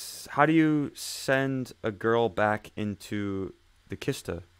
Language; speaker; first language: English; native; English